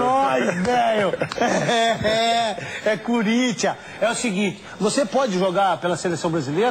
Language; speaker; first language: Portuguese; native; Portuguese